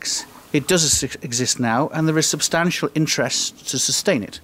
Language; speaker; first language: English; native; English